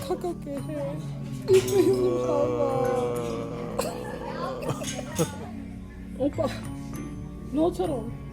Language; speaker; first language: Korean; non-native, learner; English